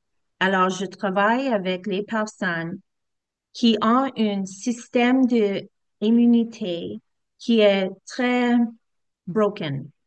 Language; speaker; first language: French; non-native, learner; English